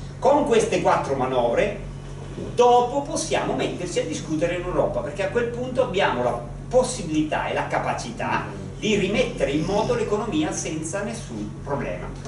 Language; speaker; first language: Italian; native; Italian